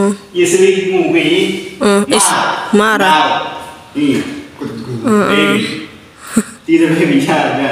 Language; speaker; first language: Indonesian; non-native, learner; Chinese